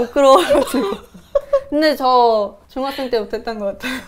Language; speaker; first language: Korean; native; Korean